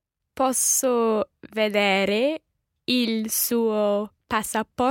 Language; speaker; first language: Italian; non-native, learner; English